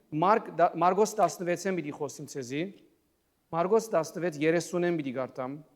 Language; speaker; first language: Armenian; early bilingual, heritage; Armenian